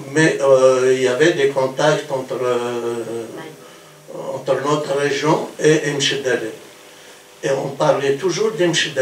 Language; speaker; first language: French; non-native, local second language; Kabyle